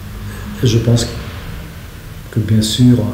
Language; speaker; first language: French; non-native, fluent; Polish